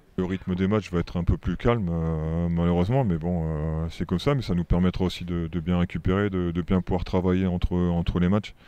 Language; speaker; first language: French; native; French